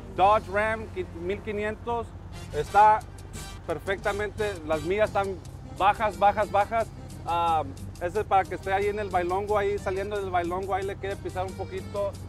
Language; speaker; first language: Spanish; early bilingual, heritage; Spanish